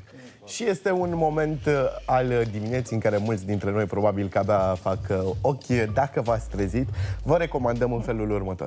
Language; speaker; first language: Romanian; native; Romanian